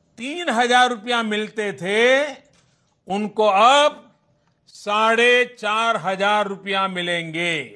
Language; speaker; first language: Hindi; non-native, local second language; Gujarati